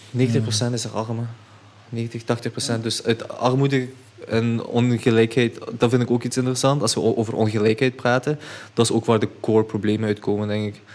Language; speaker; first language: Dutch; early bilingual, other home language; Chechen